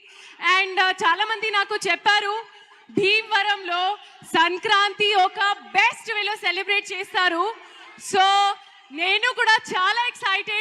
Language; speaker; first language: Telugu; non-native, local second language; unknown